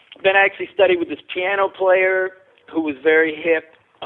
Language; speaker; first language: English; native; English